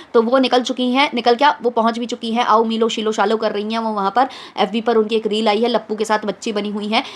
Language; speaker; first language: Hindi; native; Hindi